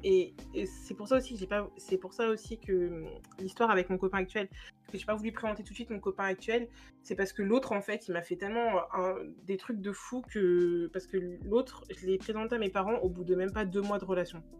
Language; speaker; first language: French; native; French